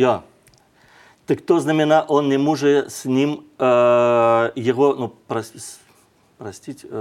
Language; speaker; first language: Czech; non-native, learner; Russian